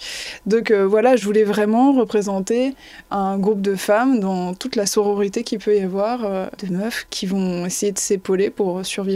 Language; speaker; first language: French; native; French